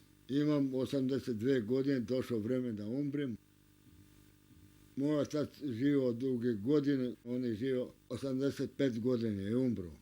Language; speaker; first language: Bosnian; non-native, local second language; Romanian